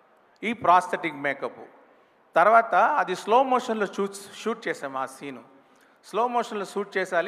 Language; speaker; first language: Telugu; non-native, fluent; Tamil